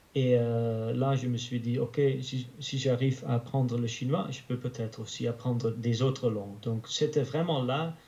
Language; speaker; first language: French; non-native, learner; Dutch